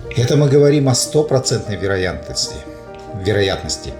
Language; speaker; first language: Russian; native; Russian